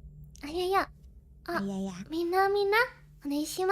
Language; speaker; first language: Japanese; non-native, learner; German